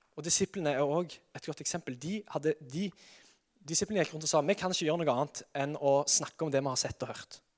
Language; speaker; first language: Norwegian; native; Norwegian